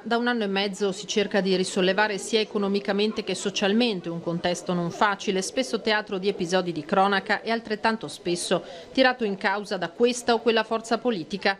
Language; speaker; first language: Italian; native; Italian